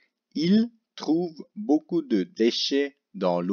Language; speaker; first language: French; non-native, local second language; German